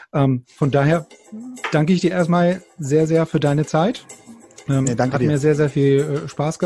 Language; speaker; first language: German; native; German